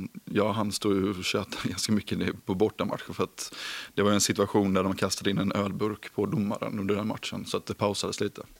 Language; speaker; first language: Swedish; native; Swedish